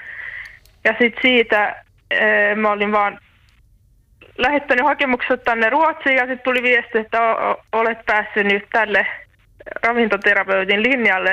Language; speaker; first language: Finnish; native; Finnish